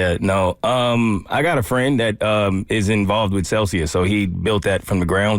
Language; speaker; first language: English; native; English